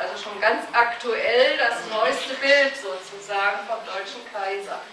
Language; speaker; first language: German; native; German